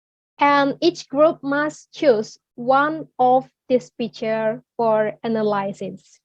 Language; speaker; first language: English; non-native, learner; Indonesian